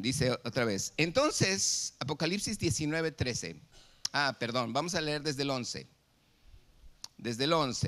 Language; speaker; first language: Spanish; native; Spanish